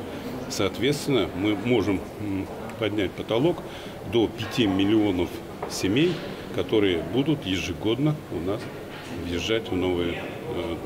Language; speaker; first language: Russian; native; Russian